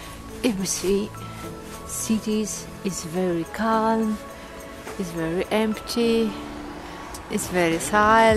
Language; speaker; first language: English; non-native, learner; Russian